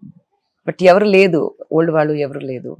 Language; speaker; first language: Telugu; non-native, local second language; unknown